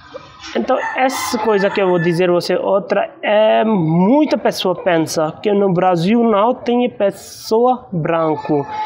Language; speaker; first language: Portuguese; non-native, learner; Hindi